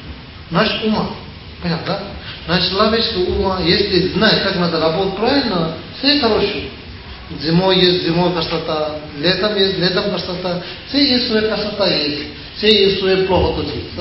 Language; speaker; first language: Russian; non-native, learner; Tibetan